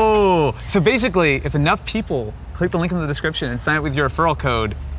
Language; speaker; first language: English; native; English